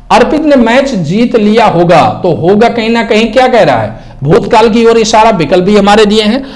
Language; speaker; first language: Hindi; native; Hindi